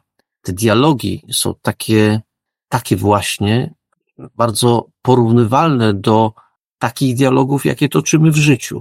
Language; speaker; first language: Polish; native; Polish